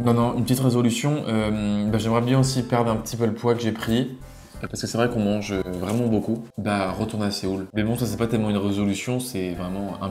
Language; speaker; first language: French; native; French